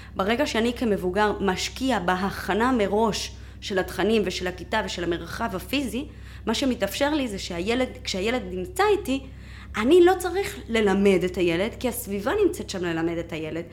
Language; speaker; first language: Hebrew; non-native, fluent; Spanish